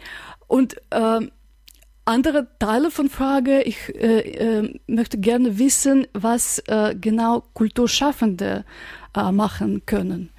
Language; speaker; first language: German; non-native, fluent; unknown